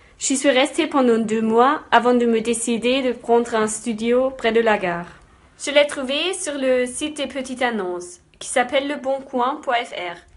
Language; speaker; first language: French; non-native, fluent; German